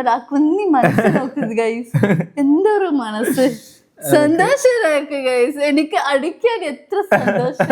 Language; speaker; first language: Malayalam; non-native, learner; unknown